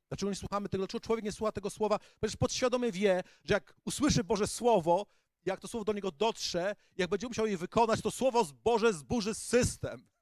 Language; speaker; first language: Polish; native; Polish